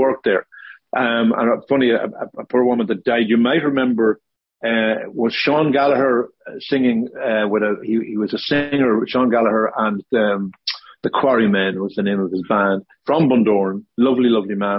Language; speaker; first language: English; native; English